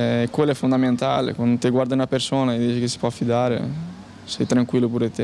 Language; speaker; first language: Italian; non-native, fluent; Portuguese